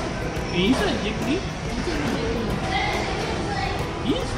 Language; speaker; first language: English; non-native, learner; Japanese